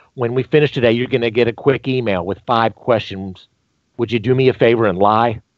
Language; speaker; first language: English; native; English